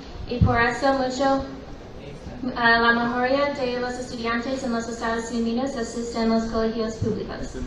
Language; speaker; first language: Spanish; non-native, learner; English